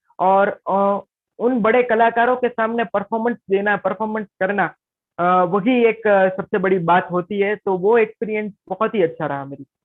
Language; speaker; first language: Hindi; non-native, local second language; Gujarati